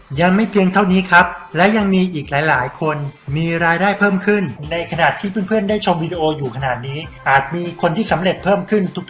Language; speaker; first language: Thai; native; Thai